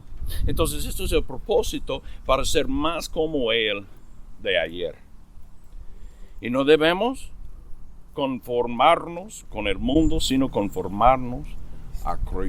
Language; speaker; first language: Spanish; non-native, fluent; English